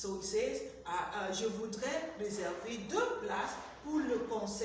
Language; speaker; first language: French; non-native, fluent; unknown